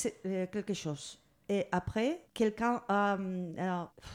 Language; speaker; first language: French; non-native, learner; Spanish